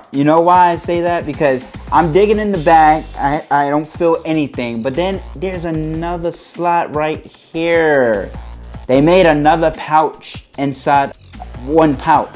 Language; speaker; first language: English; native; English